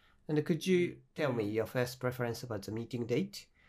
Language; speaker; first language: English; non-native, fluent; Japanese